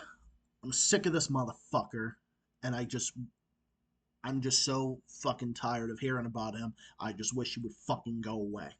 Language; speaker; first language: English; native; English